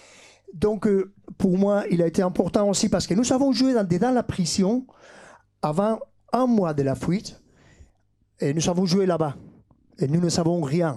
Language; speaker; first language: French; non-native, fluent; Basque